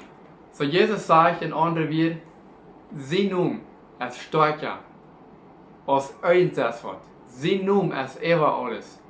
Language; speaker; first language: German; non-native, learner; Plautdietsch